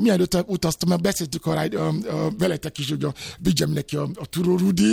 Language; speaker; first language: Hungarian; non-native, learner; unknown